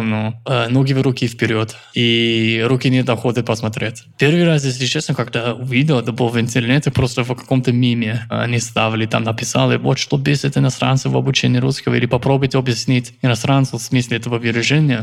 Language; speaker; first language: Russian; non-native, fluent; English